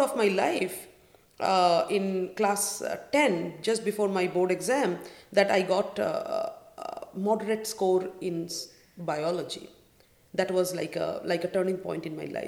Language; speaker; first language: English; non-native, local second language; Bangla